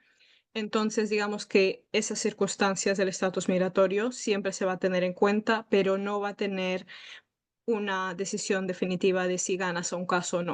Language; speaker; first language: Spanish; native; Spanish